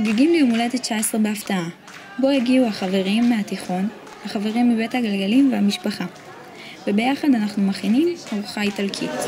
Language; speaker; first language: Hebrew; native; Hebrew